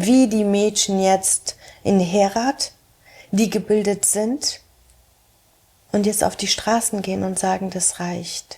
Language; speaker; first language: German; early bilingual, heritage; German